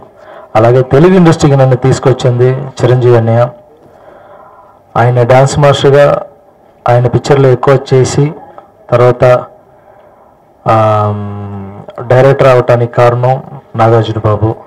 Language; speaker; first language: Telugu; non-native, fluent; Tamil